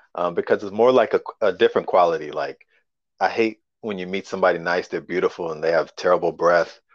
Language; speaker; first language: English; native; English